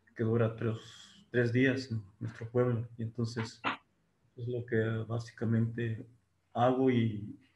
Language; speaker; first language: Spanish; non-native, local second language; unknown